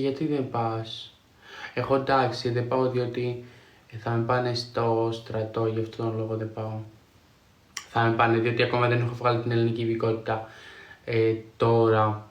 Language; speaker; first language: Greek; non-native, fluent; Georgian